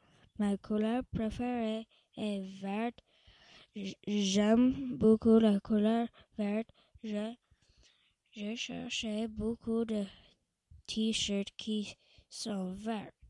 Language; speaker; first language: French; non-native, learner; English